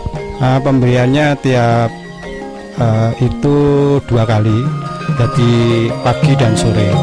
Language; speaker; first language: Indonesian; non-native, local second language; Javanese